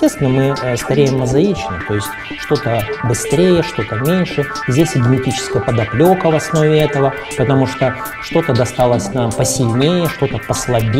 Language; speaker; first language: Russian; native; Russian